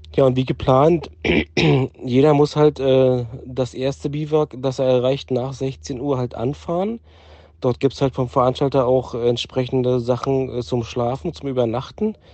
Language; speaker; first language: German; native; German